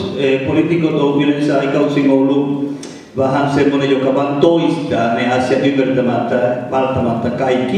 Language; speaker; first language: Finnish; non-native, fluent; Spanish